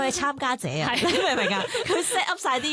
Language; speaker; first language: Cantonese; native; Cantonese